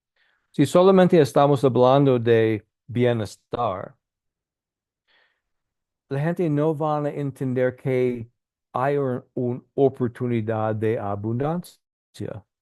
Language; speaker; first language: Spanish; non-native, learner; English